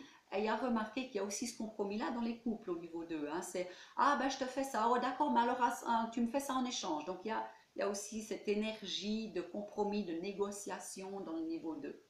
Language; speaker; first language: French; native; French